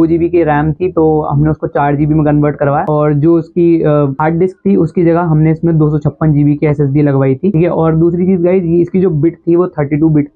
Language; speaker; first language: Hindi; native; Hindi